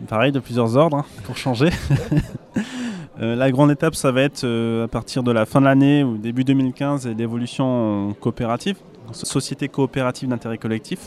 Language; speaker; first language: French; native; French